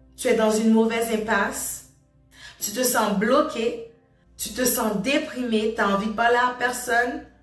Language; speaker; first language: French; native; French